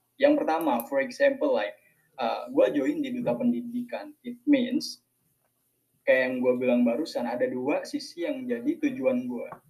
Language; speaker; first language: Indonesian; non-native, local second language; Madurese